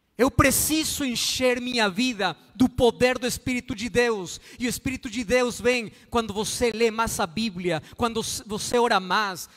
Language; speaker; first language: Portuguese; non-native, fluent; Spanish